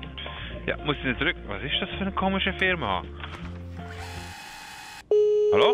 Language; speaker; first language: German; native; German